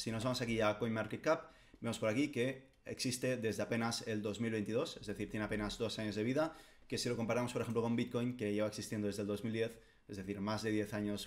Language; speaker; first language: Spanish; native; Spanish